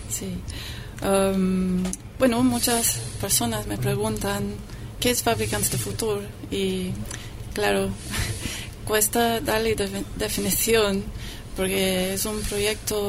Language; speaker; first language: Spanish; non-native, fluent; English